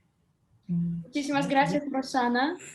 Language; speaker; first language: Spanish; non-native, fluent; Russian